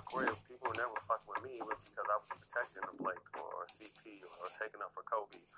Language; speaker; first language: English; native; English